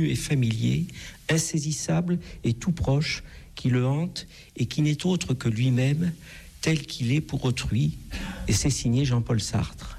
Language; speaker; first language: French; native; French